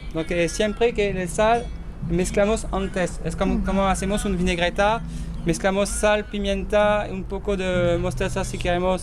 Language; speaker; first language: Spanish; non-native, learner; French